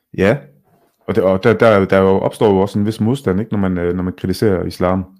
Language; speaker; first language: Danish; early bilingual, other home language; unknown